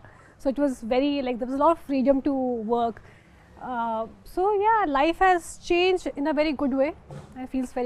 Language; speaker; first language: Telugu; non-native, fluent; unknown